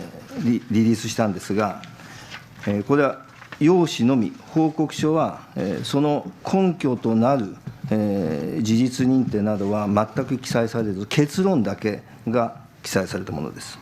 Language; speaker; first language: Japanese; native; Japanese